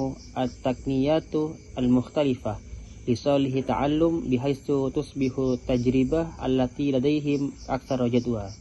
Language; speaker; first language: Arabic; non-native, learner; Indonesian